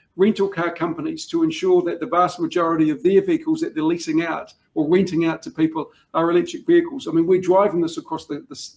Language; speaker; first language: English; native; English